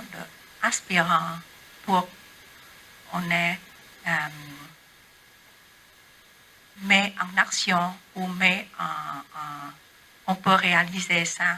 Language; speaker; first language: French; non-native, learner; Vietnamese